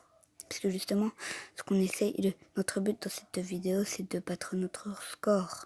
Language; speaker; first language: French; native; French